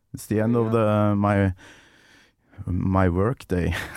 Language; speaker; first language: English; non-native, fluent; Norwegian